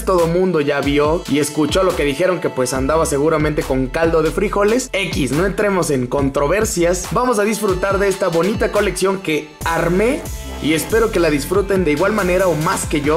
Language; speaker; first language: Spanish; native; Spanish